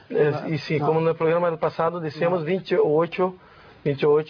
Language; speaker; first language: Spanish; non-native, learner; Portuguese